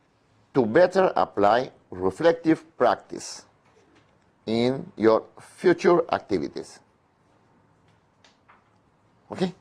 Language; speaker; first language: English; non-native, fluent; Spanish